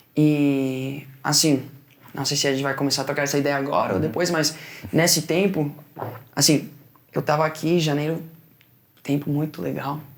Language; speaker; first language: Portuguese; non-native, fluent; Spanish